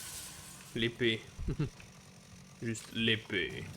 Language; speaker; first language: French; native; French